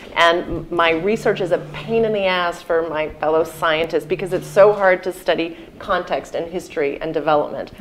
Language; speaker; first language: English; native; English